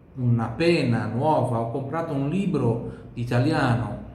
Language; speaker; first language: Italian; non-native, fluent; Portuguese